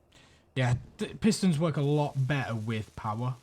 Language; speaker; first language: English; native; English